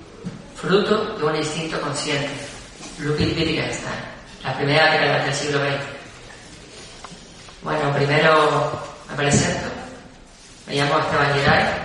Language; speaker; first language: Spanish; native; Spanish